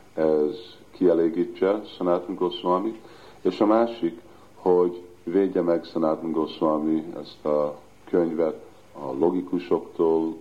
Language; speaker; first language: Hungarian; early bilingual, heritage; Hungarian